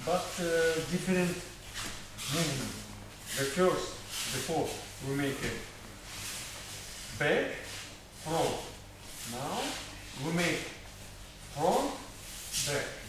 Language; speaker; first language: English; non-native, learner; Russian